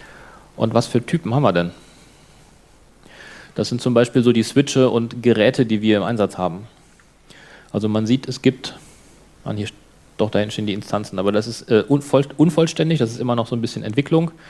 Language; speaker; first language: German; native; German